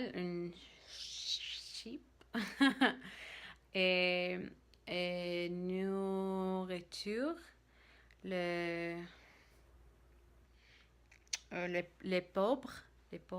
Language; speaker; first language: French; non-native, learner; English